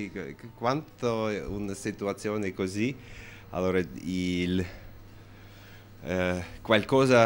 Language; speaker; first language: Italian; non-native, learner; Russian